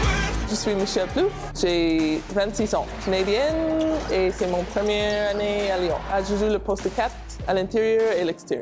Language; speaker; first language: French; non-native, learner; English